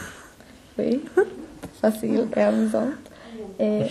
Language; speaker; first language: French; non-native, learner; English